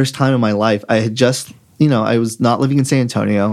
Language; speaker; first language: English; native; English